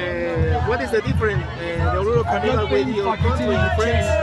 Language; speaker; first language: English; non-native, learner; Spanish